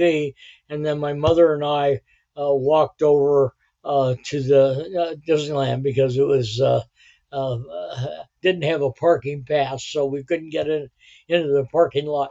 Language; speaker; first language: English; native; English